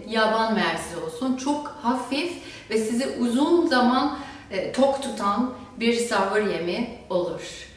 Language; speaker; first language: Turkish; non-native, fluent; German